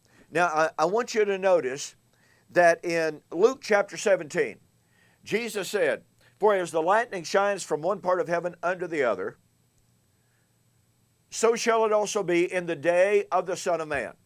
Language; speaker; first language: English; native; English